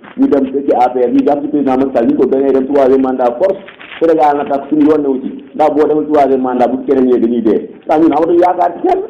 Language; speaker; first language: Wolof; non-native, local second language; Fula